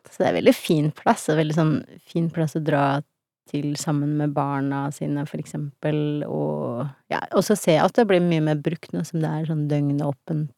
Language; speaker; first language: Norwegian; early bilingual, other home language; Turkish